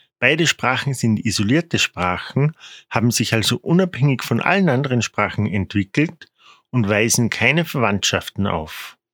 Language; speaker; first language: German; non-native, fluent; Korean